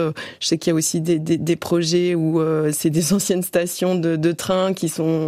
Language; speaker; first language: French; native; French